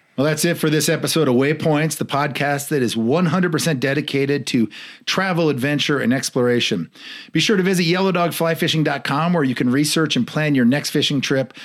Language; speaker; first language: English; native; English